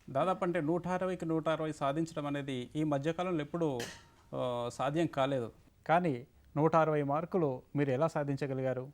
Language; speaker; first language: Telugu; native; Telugu